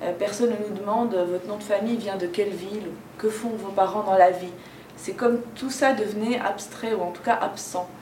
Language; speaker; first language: French; non-native, local second language; Arabic